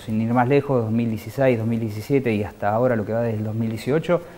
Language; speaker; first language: Spanish; native; Spanish